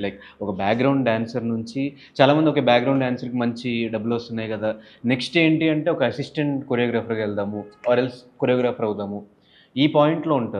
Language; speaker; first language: Telugu; native; Telugu